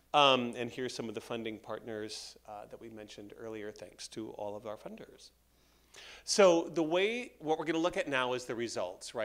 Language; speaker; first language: English; native; English